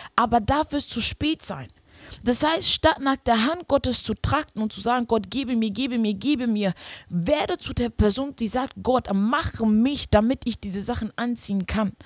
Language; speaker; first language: German; non-native, fluent; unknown